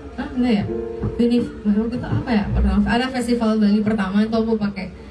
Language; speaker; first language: Indonesian; native; Indonesian